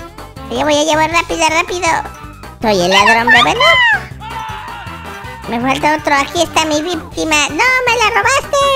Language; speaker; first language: Spanish; native; Spanish